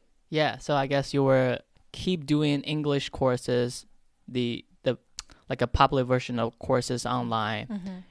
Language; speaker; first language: English; non-native, fluent; Chinese